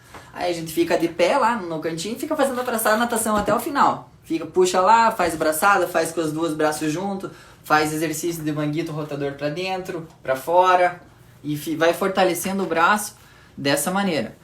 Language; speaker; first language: Portuguese; native; Portuguese